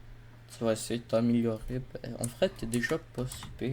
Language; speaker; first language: French; native; French